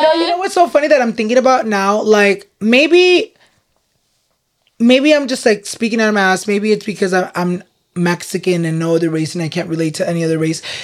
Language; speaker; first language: English; early bilingual, other home language; Spanish